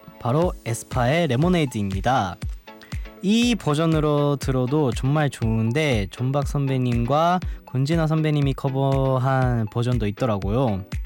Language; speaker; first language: Korean; non-native, fluent; Japanese